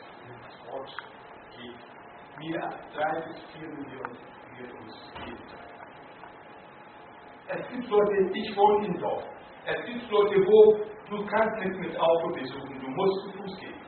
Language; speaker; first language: German; non-native, fluent; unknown